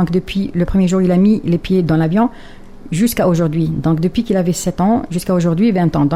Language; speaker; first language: French; non-native, local second language; Arabic